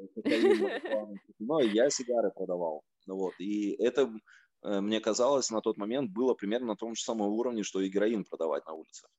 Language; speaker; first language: Russian; native; Russian